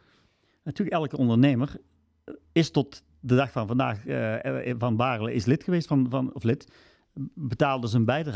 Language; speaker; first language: Dutch; native; Dutch